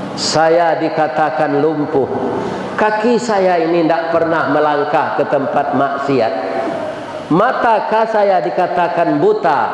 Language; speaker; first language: Malay; non-native, local second language; Minangkabau